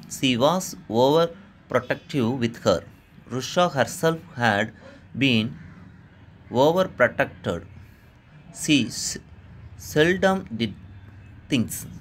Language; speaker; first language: English; non-native, local second language; Tamil